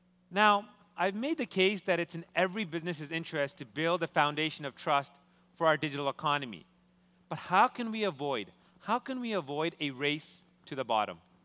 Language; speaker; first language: English; native; English